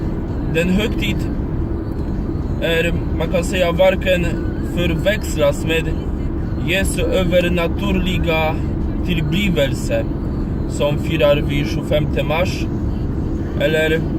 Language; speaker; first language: Swedish; non-native, learner; Polish